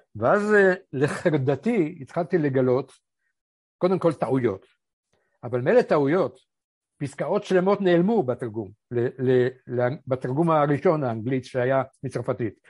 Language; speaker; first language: Hebrew; early bilingual, other home language; Polish